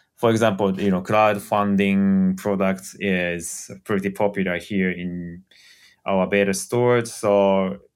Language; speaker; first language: English; non-native, fluent; Japanese